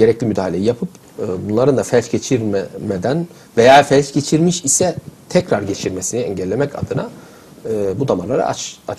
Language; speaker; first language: Turkish; native; Turkish